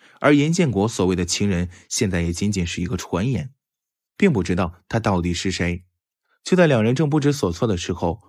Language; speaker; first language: Chinese; native; Chinese